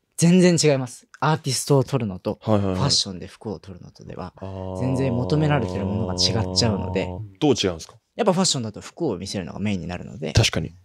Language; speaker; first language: Japanese; native; Japanese